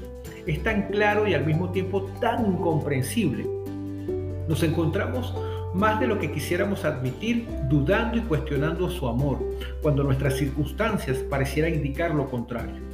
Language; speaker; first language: Spanish; native; Spanish